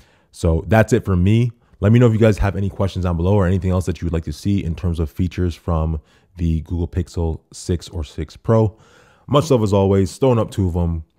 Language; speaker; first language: English; native; English